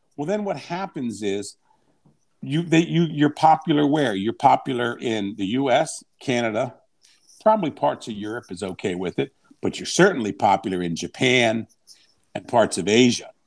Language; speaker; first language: English; native; English